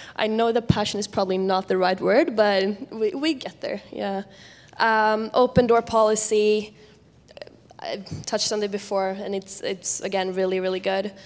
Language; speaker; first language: English; non-native, fluent; Swedish